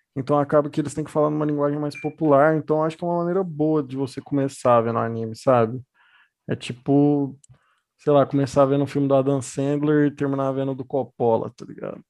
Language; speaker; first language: Portuguese; native; Portuguese